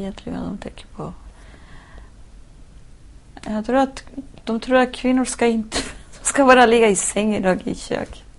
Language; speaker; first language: Swedish; non-native, fluent; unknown